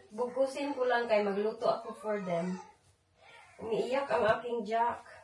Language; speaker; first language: Filipino; non-native, local second language; Hiligaynon